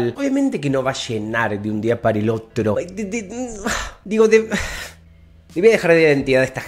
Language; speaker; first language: Spanish; native; Spanish